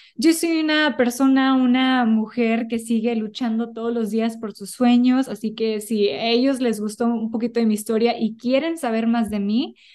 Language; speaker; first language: Spanish; early bilingual, heritage; Spanish